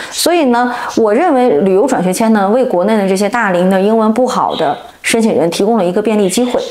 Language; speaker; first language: Chinese; native; Chinese